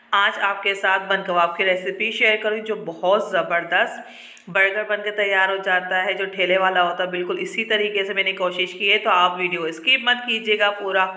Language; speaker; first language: Urdu; native; Urdu